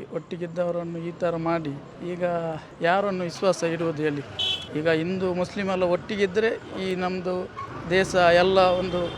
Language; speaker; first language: Kannada; non-native, local second language; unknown